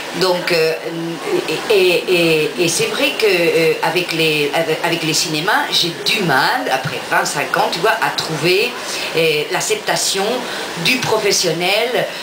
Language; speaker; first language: French; non-native, fluent; Spanish